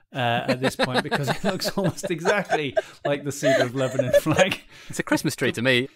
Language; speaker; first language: English; native; English